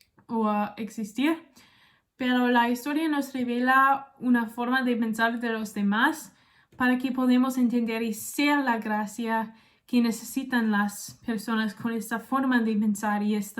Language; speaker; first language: Spanish; non-native, learner; English